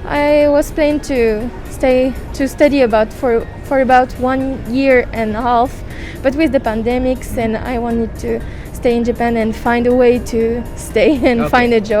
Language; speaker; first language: English; non-native, fluent; French